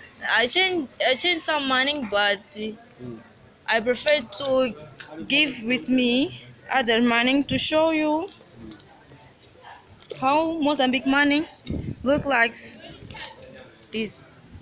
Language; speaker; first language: English; non-native, learner; Portuguese